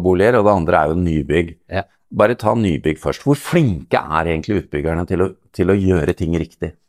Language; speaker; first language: Norwegian; native; Norwegian